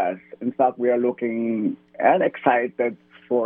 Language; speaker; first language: English; non-native, local second language; Filipino